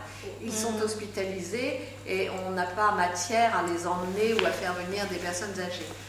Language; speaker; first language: French; native; French